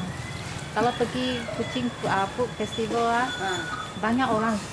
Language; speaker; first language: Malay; non-native, local second language; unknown